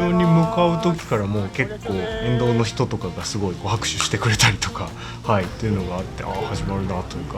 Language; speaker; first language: Japanese; native; Japanese